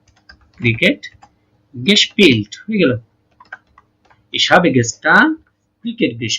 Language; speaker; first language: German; non-native, learner; Bangla